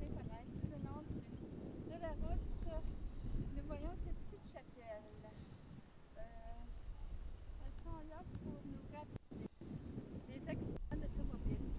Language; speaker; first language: French; native; French